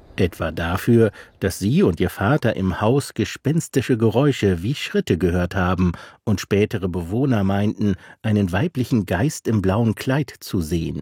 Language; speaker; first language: German; native; German